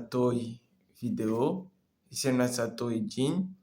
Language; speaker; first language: Russian; non-native, learner; French